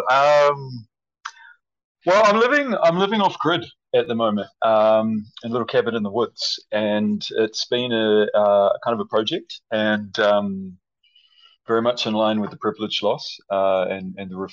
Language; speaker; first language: English; native; English